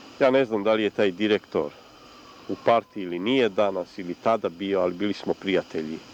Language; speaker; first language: Serbian; non-native, local second language; Hungarian